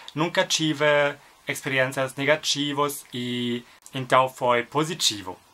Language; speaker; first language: Portuguese; non-native, learner; German